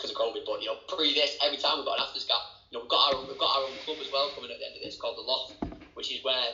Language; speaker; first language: English; native; English